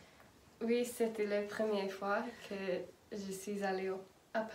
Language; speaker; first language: French; non-native, learner; English